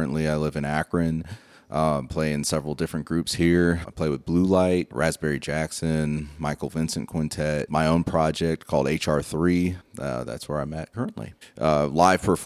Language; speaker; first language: English; native; English